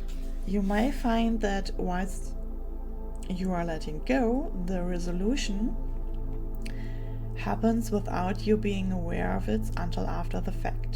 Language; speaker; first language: English; non-native, fluent; German